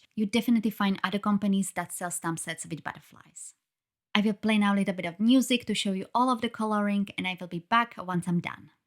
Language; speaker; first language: English; non-native, fluent; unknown